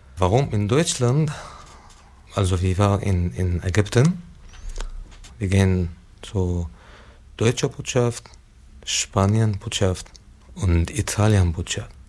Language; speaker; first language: German; non-native, learner; Arabic